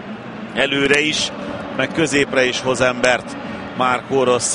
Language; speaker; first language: Hungarian; native; Hungarian